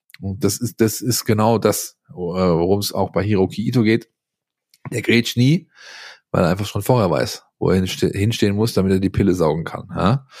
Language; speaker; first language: German; native; German